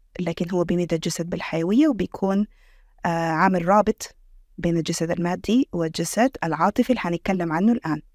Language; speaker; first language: Arabic; native; Arabic